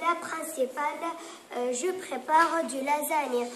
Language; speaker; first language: French; non-native, learner; Arabic